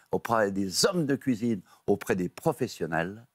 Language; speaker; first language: French; native; French